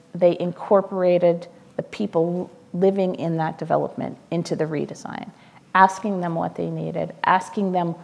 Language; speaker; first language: English; native; English